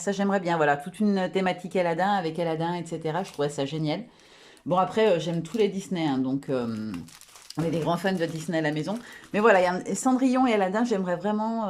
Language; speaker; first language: French; native; French